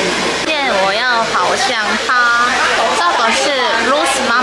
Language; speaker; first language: Chinese; non-native, learner; Korean